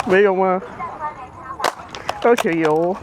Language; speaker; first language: Chinese; non-native, learner; English